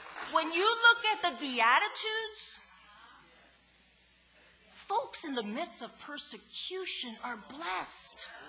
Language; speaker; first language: English; native; English